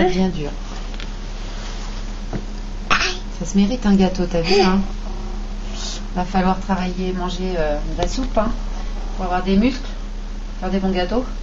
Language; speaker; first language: French; native; French